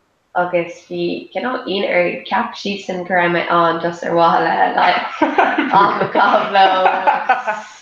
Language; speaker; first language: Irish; non-native, local second language; English